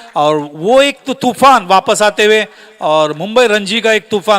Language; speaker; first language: Hindi; non-native, local second language; Marathi